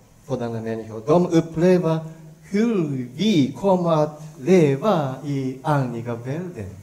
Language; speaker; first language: Swedish; non-native, learner; Japanese